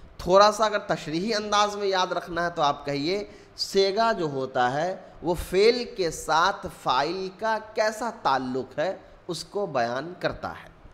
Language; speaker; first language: Urdu; native; Urdu